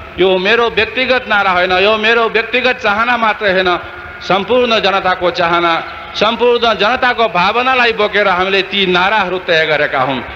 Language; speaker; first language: Nepali; non-native, local second language; Newari